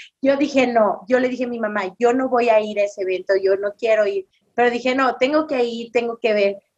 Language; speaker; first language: Spanish; native; Spanish